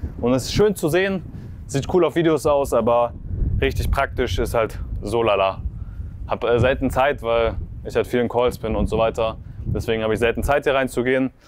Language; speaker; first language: German; native; German